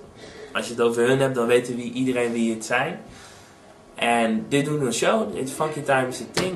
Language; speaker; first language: Dutch; native; Dutch